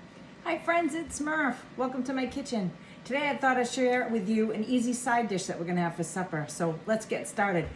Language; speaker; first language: English; native; English